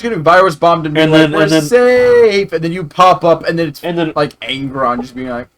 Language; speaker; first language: English; native; English